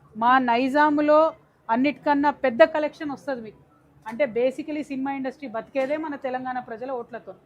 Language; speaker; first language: Telugu; native; Telugu